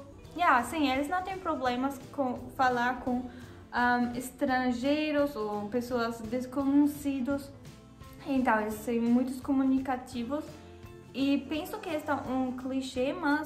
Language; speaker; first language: Portuguese; non-native, learner; German